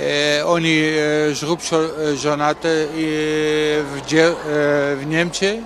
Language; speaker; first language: Polish; early bilingual, heritage; Dutch